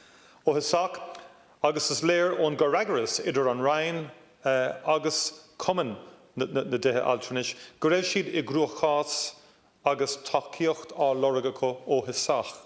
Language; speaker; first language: Irish; non-native, local second language; English